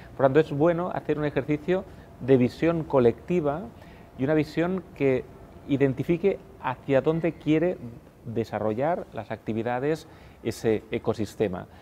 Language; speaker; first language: Spanish; non-native, local second language; Catalan